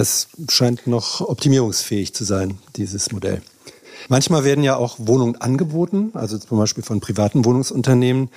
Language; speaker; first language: German; native; German